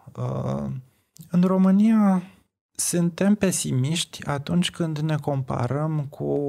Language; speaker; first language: Romanian; native; Romanian